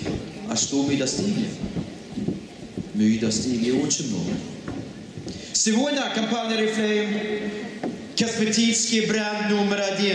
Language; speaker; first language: Russian; non-native, fluent; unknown